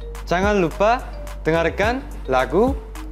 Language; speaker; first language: Indonesian; non-native, learner; Korean